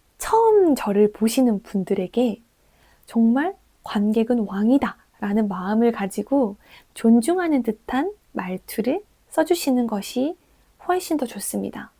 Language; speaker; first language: Korean; native; Korean